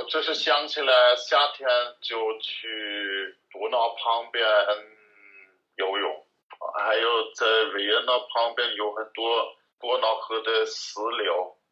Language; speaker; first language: Chinese; non-native, learner; German